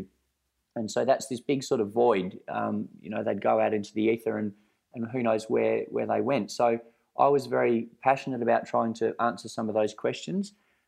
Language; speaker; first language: English; native; English